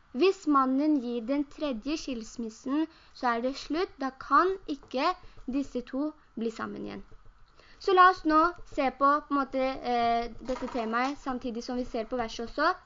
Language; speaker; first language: Norwegian; early bilingual, other home language; Urdu